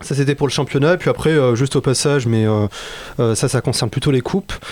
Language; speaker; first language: French; native; French